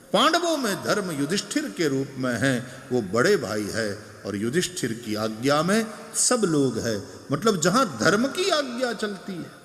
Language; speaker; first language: Hindi; non-native, local second language; Gujarati